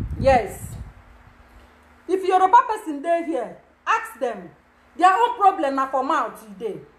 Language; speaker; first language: Nigerian Pidgin; non-native, local second language; Igbo